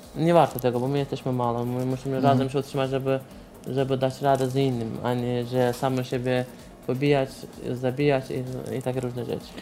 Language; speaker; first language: Polish; non-native, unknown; Azerbaijani